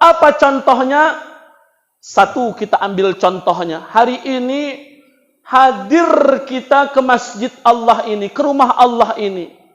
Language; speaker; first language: Indonesian; native; Indonesian